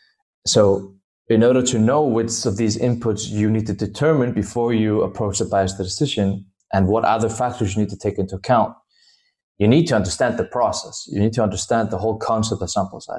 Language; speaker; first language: English; non-native, fluent; Danish